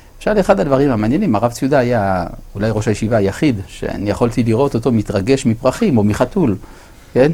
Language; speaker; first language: Hebrew; non-native, fluent; French